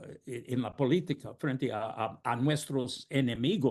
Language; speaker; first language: Spanish; non-native, fluent; English